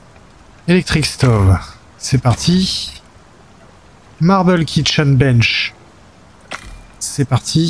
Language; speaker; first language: French; native; French